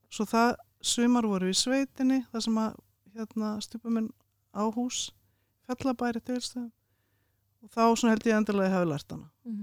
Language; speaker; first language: Icelandic; early bilingual, other home language; Russian